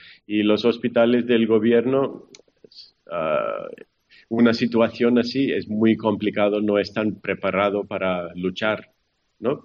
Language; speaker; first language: Spanish; non-native, fluent; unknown